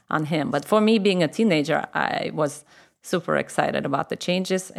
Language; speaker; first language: English; non-native, fluent; Russian